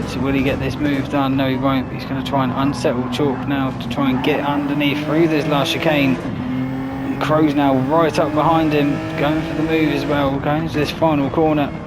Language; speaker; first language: English; native; English